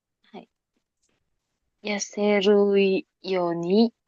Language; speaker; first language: Japanese; non-native, learner; Indonesian